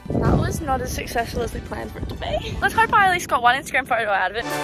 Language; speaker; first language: English; native; English